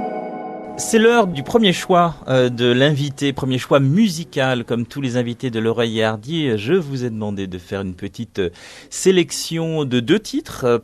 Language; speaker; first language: French; native; French